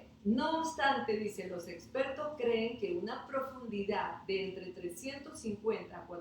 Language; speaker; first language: Spanish; native; Spanish